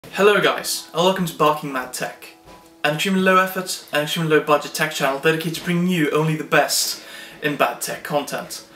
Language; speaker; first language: English; non-native, fluent; Swedish